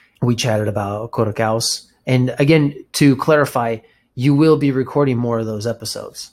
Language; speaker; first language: English; native; English